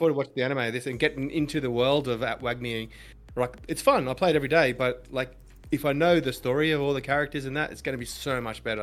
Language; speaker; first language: English; native; English